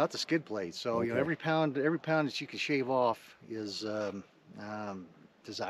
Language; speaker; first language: English; native; English